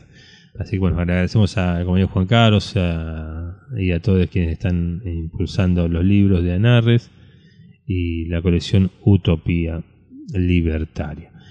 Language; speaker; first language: Spanish; native; Spanish